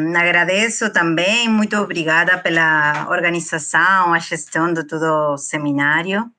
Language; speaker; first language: Portuguese; non-native, fluent; Spanish